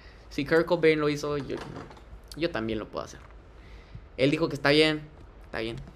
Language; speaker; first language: Spanish; early bilingual, heritage; Spanish